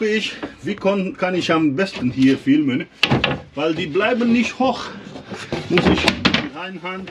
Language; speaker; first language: German; non-native, learner; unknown